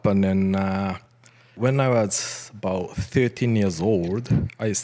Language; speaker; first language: English; non-native, fluent; Japanese